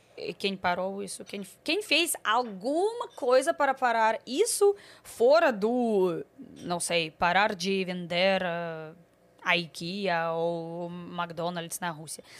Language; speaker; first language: Portuguese; non-native, fluent; Russian